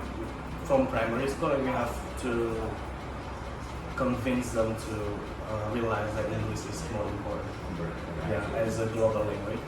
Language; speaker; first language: English; non-native, local second language; Indonesian